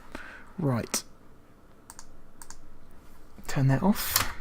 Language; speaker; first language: English; native; English